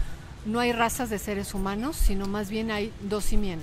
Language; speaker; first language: Spanish; native; Spanish